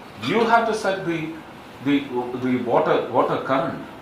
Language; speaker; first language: English; non-native, local second language; Malayalam